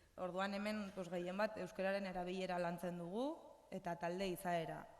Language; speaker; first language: Basque; non-native, local second language; Spanish